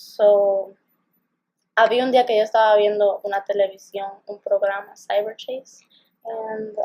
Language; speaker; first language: Spanish; early bilingual, other home language; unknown